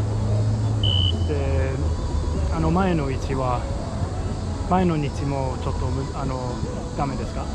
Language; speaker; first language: Japanese; non-native, learner; English